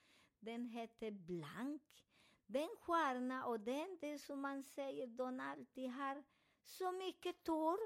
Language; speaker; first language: Swedish; non-native, fluent; Spanish